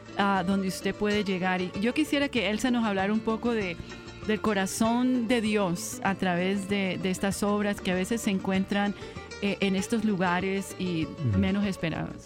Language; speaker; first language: Spanish; early bilingual, heritage; Spanish